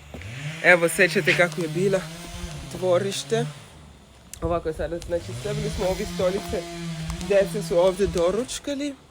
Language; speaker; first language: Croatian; non-native, learner; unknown